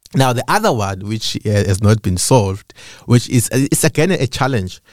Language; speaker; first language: English; non-native, local second language; Xhosa